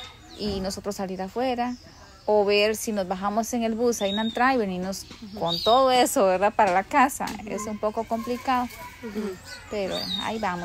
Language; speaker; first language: Spanish; native; Spanish